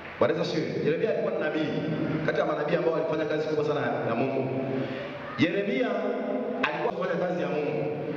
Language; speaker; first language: Swahili; native; Swahili